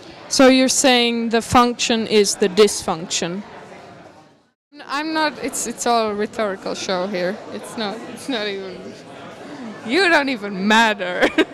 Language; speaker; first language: English; non-native, fluent; German